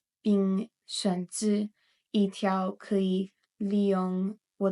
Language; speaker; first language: Chinese; non-native, learner; English